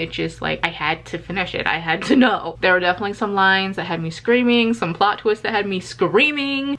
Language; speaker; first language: English; native; English